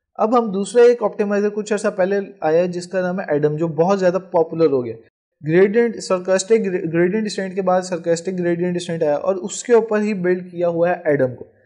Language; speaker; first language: Urdu; non-native, local second language; Punjabi